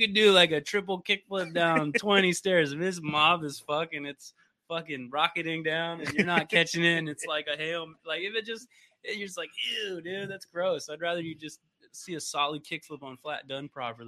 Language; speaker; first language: English; native; English